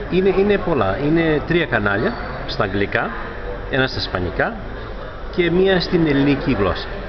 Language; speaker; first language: Greek; early bilingual, heritage; Greek